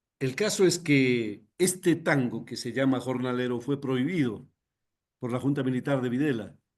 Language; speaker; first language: Spanish; native; Spanish